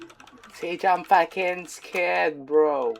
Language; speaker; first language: English; non-native, local second language; Filipino